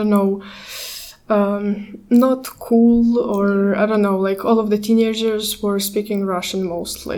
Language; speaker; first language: English; non-native, fluent; Ukrainian